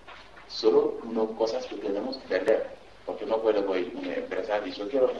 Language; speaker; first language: Spanish; non-native, learner; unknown